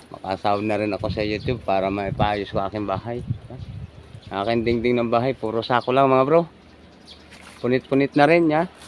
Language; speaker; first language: Filipino; native; Filipino